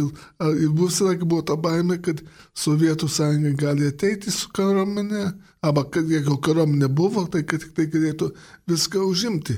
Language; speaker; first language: Lithuanian; early bilingual, heritage; Lithuanian